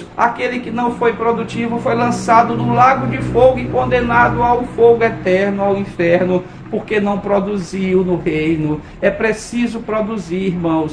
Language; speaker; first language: Portuguese; native; Portuguese